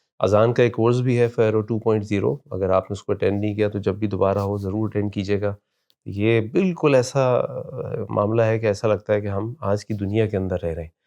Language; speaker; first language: Urdu; native; Urdu